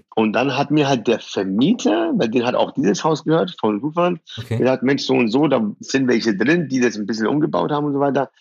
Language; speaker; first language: German; early bilingual, other home language; Persian